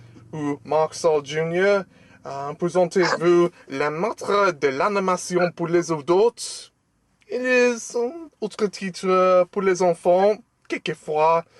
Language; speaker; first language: French; non-native, learner; English